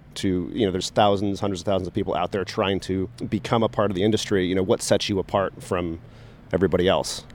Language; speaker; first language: English; native; English